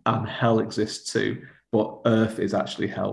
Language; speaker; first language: English; native; English